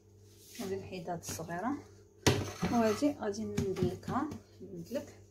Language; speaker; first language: Arabic; native; Arabic